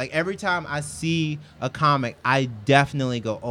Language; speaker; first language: English; native; English